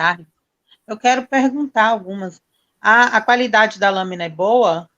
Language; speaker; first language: Portuguese; native; Portuguese